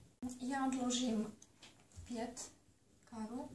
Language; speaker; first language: Czech; non-native, learner; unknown